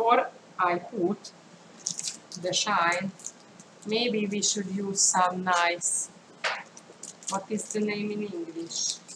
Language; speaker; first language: English; non-native, fluent; Hungarian